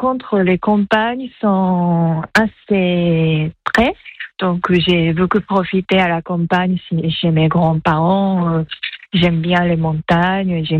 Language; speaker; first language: French; non-native, fluent; Japanese